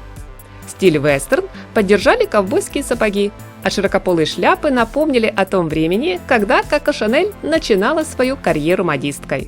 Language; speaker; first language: Russian; native; Russian